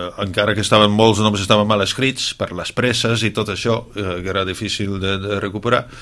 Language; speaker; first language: Catalan; non-native, fluent; Dutch